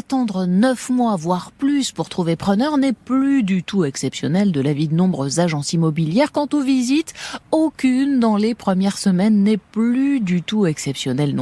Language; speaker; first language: French; native; French